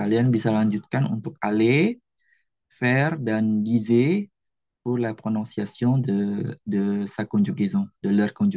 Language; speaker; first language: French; non-native, fluent; Indonesian